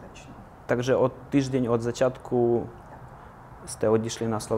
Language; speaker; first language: Slovak; non-native, fluent; Ukrainian